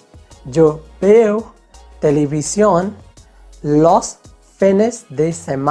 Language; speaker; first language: Spanish; non-native, fluent; Hindi